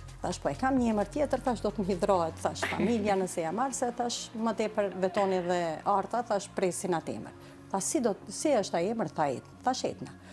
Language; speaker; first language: Albanian; native; Albanian